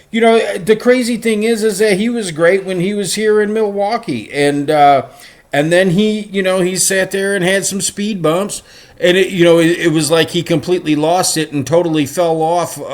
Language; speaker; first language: English; native; English